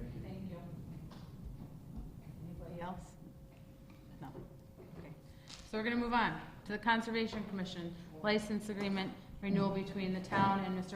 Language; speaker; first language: English; native; English